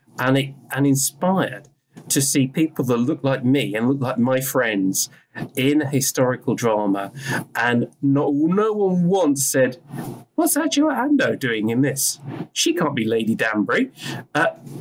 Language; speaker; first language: English; native; English